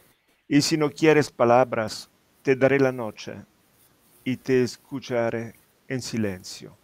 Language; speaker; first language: Spanish; non-native, fluent; Italian